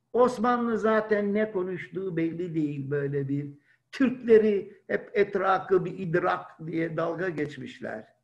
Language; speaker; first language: Turkish; native; Turkish